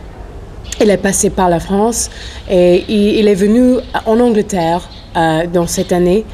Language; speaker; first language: French; non-native, fluent; English